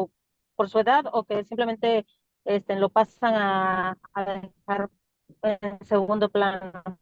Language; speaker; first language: Spanish; native; Spanish